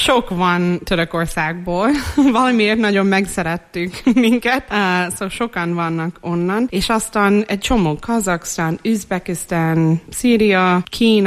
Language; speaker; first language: Hungarian; non-native, fluent; English